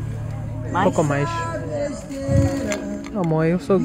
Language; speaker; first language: Portuguese; non-native, learner; English